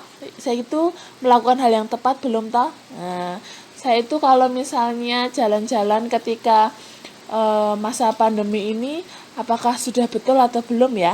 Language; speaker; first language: Indonesian; native; Indonesian